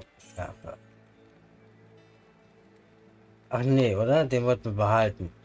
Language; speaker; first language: German; native; German